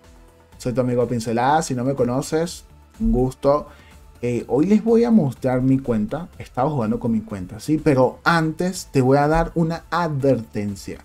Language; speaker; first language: Spanish; native; Spanish